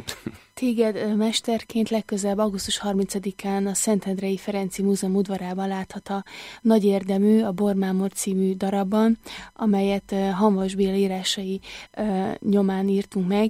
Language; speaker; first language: Hungarian; native; Hungarian